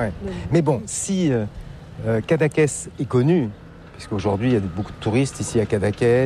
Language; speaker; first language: French; native; French